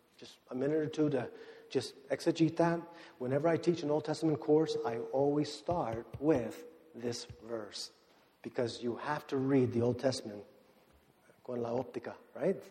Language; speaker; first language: English; native; English